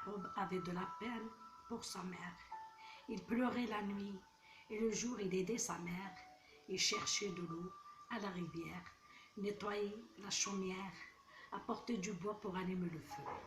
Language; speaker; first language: French; non-native, local second language; Arabic